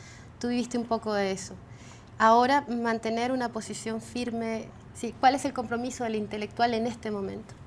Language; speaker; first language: Spanish; native; Spanish